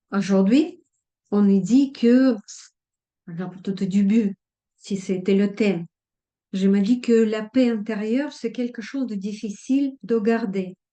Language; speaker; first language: French; non-native, fluent; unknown